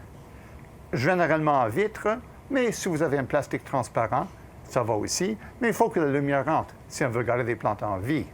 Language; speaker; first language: French; native; French